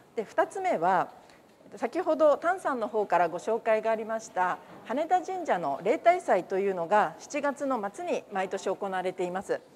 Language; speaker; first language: Japanese; native; Japanese